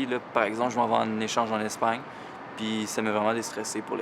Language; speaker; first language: French; native; French